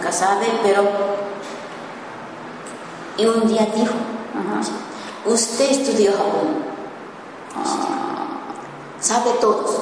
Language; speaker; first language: Spanish; non-native, learner; Japanese